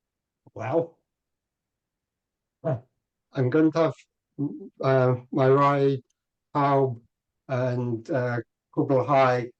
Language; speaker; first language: Welsh; non-native, learner; English